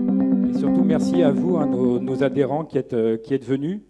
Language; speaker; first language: French; native; French